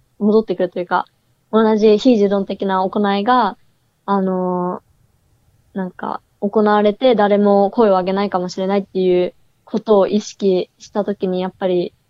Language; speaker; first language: Japanese; native; Japanese